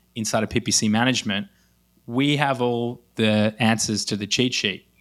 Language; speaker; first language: English; native; English